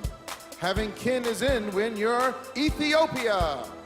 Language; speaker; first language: English; native; English